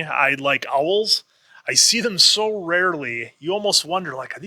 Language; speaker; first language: English; native; English